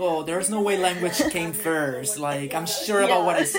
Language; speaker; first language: English; non-native, fluent; Spanish